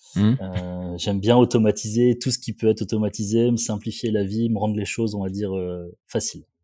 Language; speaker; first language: French; native; French